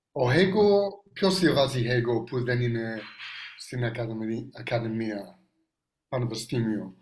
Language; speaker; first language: Greek; non-native, learner; English